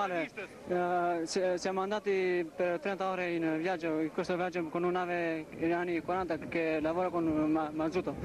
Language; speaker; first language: Italian; non-native, learner; Albanian